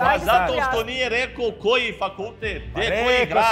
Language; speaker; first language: Serbian; native; Serbian